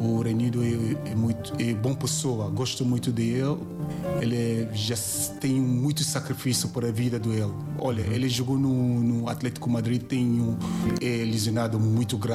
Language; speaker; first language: Portuguese; non-native, learner; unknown